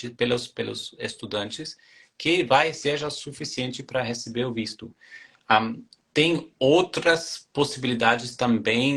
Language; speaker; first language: Portuguese; non-native, fluent; German